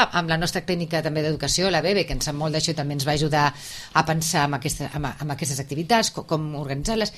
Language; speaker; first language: Catalan; native; Catalan